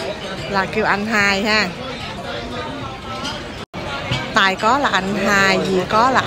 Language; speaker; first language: Vietnamese; early bilingual, heritage; Cantonese